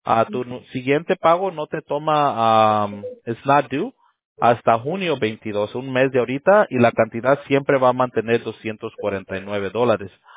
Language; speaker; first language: Spanish; early bilingual, heritage; Spanish